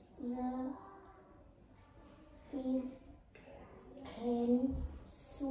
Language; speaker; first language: English; non-native, learner; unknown